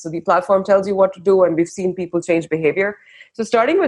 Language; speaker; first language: English; non-native, local second language; Hindi